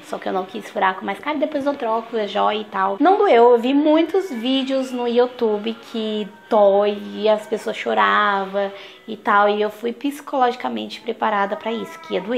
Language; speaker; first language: Portuguese; native; Portuguese